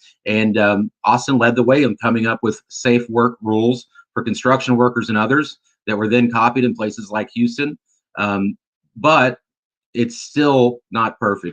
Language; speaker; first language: English; native; English